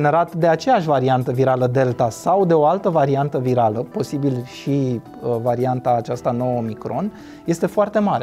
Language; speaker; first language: Romanian; native; Romanian